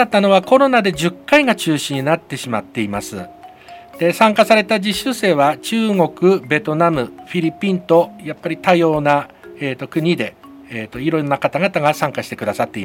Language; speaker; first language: Japanese; native; Japanese